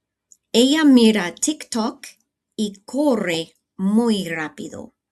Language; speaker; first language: Spanish; non-native, fluent; English